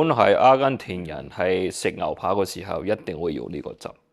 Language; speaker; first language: Cantonese; early bilingual, heritage; Cantonese